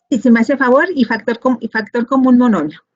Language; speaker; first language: Spanish; native; Spanish